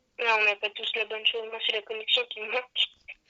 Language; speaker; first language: French; native; French